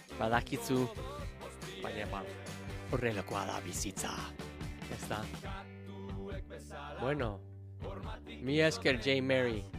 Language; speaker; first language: Basque; non-native, learner; English